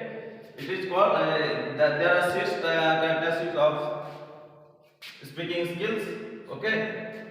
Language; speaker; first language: English; non-native, local second language; Bangla